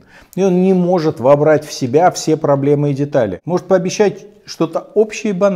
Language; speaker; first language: Russian; native; Russian